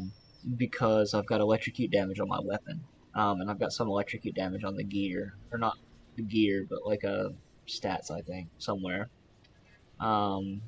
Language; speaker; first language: English; native; English